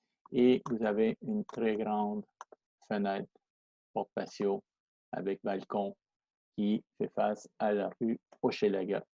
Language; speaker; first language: French; non-native, fluent; Spanish